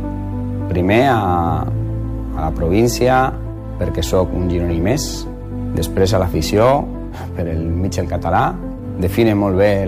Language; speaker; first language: Catalan; non-native, local second language; Spanish